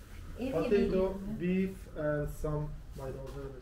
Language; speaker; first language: English; non-native, learner; Turkish